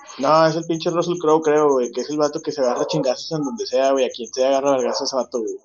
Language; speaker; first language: Spanish; native; Spanish